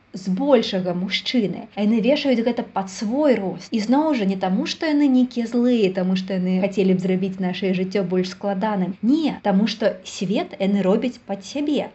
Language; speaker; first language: Belarusian; native; Belarusian